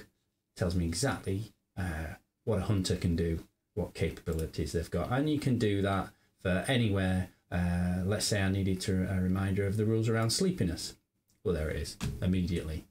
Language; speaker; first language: English; native; English